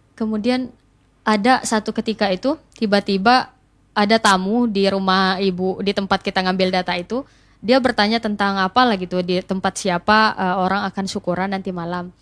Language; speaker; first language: Indonesian; non-native, local second language; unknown